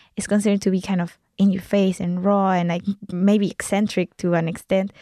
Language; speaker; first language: English; non-native, fluent; Spanish